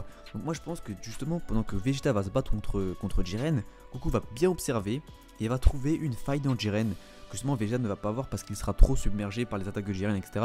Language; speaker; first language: French; native; French